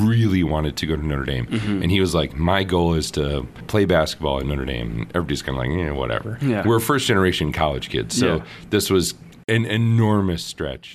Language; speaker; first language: English; native; English